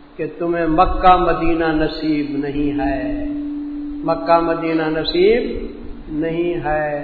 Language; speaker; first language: Urdu; non-native, local second language; Punjabi